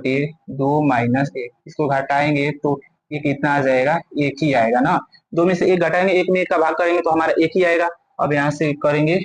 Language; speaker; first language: Hindi; native; Hindi